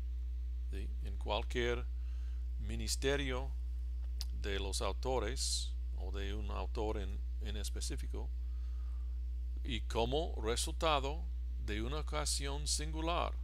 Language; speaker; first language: Spanish; non-native, fluent; English